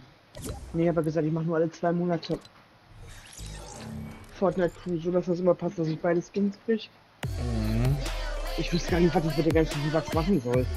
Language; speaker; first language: German; native; German